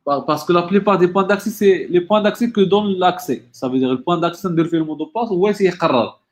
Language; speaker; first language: French; non-native, local second language; Arabic